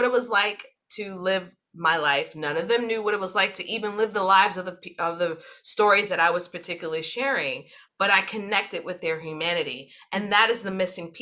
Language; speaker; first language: English; native; English